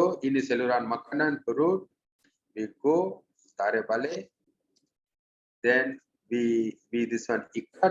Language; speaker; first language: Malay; non-native, local second language; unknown